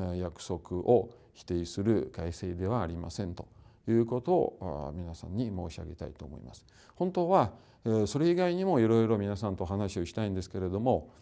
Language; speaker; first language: Japanese; non-native, fluent; Russian